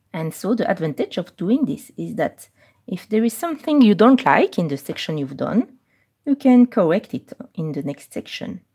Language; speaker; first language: English; non-native, fluent; French